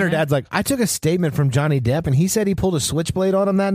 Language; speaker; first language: English; native; English